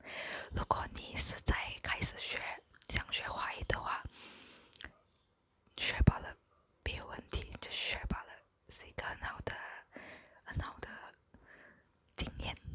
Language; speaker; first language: Chinese; non-native, local second language; English